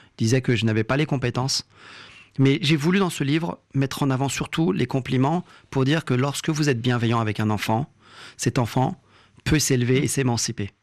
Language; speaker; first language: French; early bilingual, other home language; Lingala